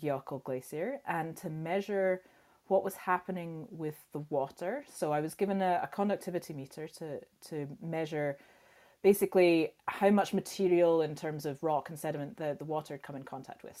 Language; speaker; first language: English; native; English